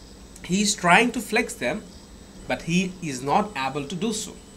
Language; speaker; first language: English; non-native, local second language; Bangla